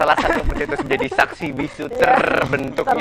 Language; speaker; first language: Indonesian; native; Indonesian